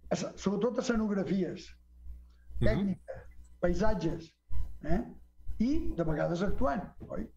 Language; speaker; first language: Catalan; early bilingual, heritage; Catalan